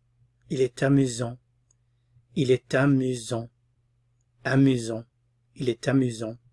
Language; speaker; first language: French; non-native, fluent; English